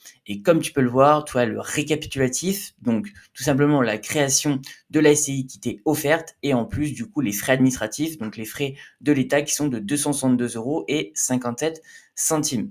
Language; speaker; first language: French; native; French